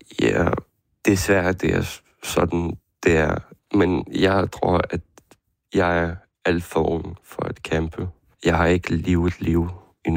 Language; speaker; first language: Danish; non-native, fluent; Ukrainian